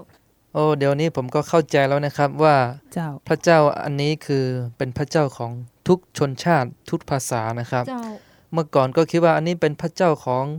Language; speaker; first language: Thai; non-native, local second language; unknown